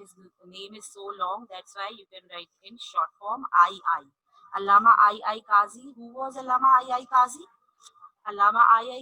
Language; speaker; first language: English; non-native, local second language; Urdu